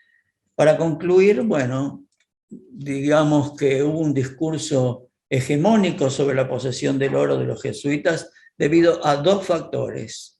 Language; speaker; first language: Spanish; native; Spanish